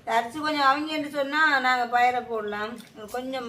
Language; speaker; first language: Tamil; native; Tamil